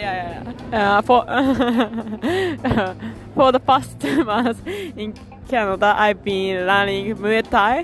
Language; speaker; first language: English; non-native, learner; Japanese